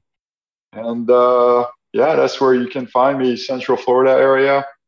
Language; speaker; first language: English; non-native, fluent; French